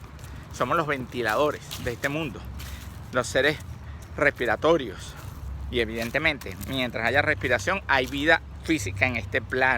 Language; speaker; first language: Spanish; native; Spanish